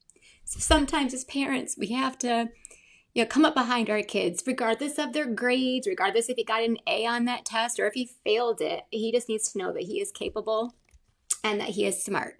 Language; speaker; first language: English; native; English